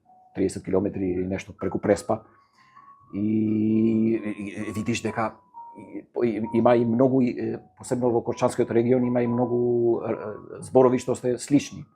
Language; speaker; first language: Macedonian; non-native, fluent; Albanian